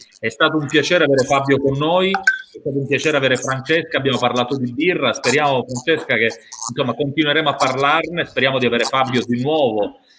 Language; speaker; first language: Italian; native; Italian